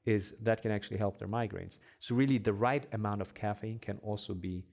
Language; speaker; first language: English; non-native, fluent; Arabic